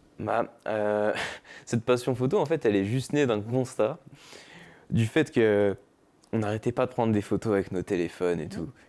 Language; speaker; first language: French; native; French